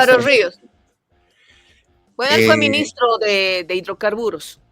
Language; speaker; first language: Spanish; native; Spanish